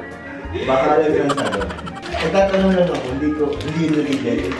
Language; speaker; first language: Filipino; native; Filipino